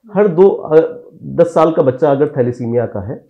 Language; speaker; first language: Hindi; native; Hindi